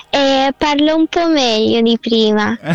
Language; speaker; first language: Italian; non-native, learner; Spanish